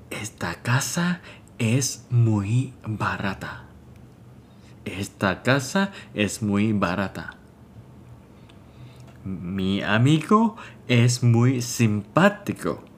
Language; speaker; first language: Spanish; non-native, fluent; Thai